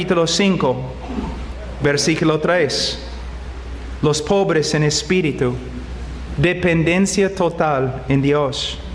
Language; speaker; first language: Spanish; non-native, fluent; English